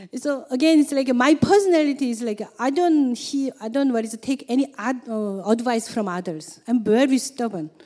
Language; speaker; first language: English; non-native, learner; Korean